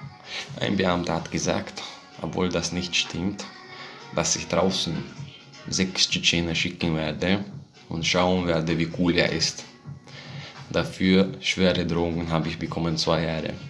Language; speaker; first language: German; non-native, fluent; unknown